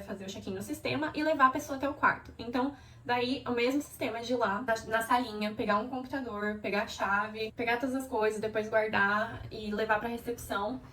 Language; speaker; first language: Portuguese; native; Portuguese